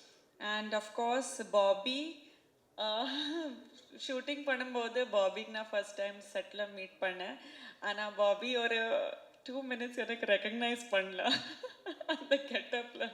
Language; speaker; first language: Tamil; non-native, fluent; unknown